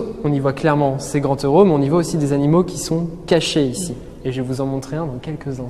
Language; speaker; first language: French; native; French